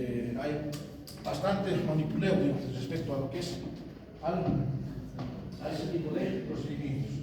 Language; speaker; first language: Spanish; native; Spanish